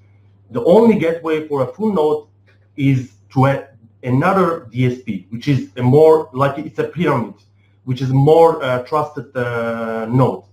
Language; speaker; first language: English; non-native, fluent; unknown